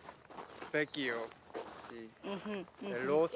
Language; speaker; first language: Italian; non-native, learner; Korean